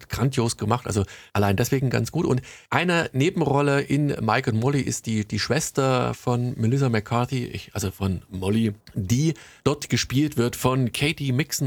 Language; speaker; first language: German; native; German